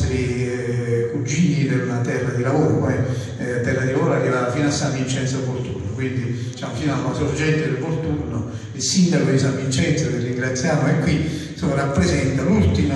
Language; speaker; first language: Italian; native; Italian